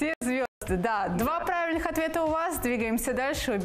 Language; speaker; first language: Russian; native; Russian